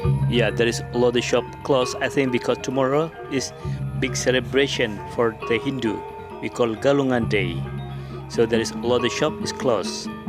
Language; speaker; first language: English; non-native, learner; Indonesian